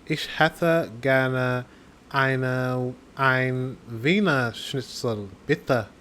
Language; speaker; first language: German; non-native, learner; English